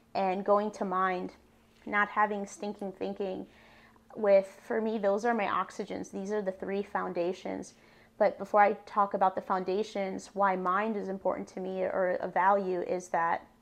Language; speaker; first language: English; native; English